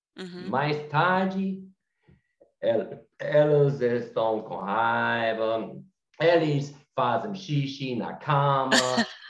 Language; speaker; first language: Portuguese; non-native, learner; English